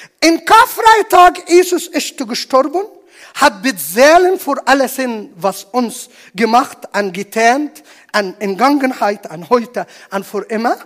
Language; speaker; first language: German; non-native, learner; Arabic